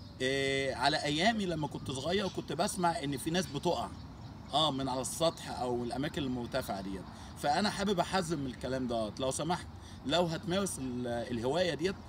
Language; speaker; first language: Arabic; native; Arabic